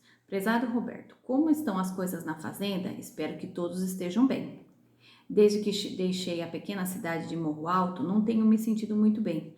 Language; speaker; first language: Portuguese; native; Portuguese